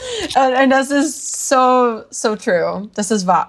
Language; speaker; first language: German; non-native, learner; English